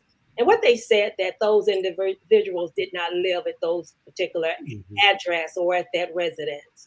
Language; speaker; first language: English; native; English